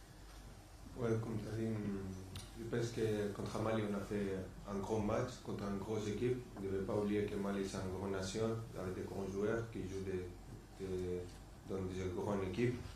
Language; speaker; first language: French; non-native, fluent; Spanish